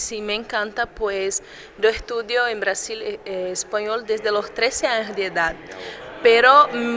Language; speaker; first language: Spanish; non-native, fluent; Portuguese